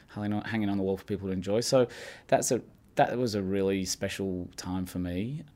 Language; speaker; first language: English; native; English